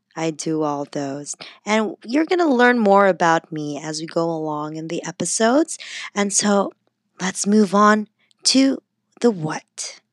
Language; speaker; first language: English; non-native, local second language; Cebuano